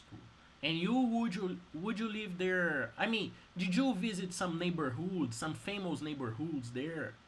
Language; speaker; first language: English; non-native, fluent; Portuguese